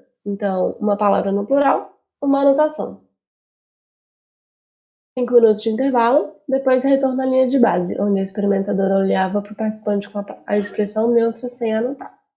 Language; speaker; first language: Portuguese; native; Portuguese